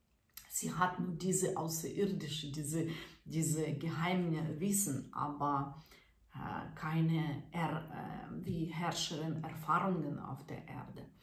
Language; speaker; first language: German; non-native, fluent; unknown